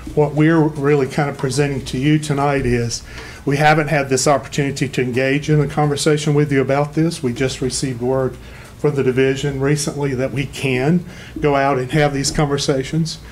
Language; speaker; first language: English; native; English